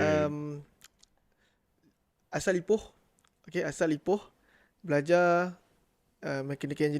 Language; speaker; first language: Malay; native; Malay